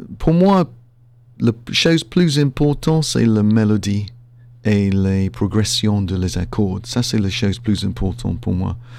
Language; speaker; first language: French; non-native, fluent; English